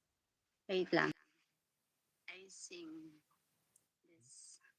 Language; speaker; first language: English; non-native, local second language; Filipino